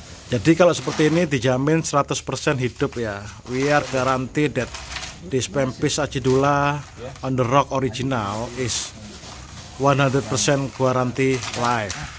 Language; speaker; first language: English; non-native, learner; Indonesian